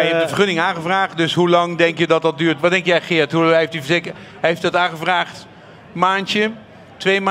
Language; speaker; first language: Dutch; native; Dutch